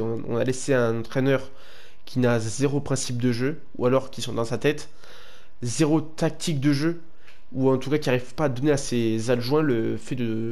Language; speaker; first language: French; native; French